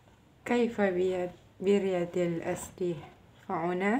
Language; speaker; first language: Arabic; non-native, learner; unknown